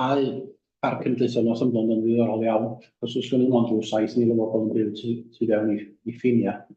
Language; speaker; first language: Welsh; native; Welsh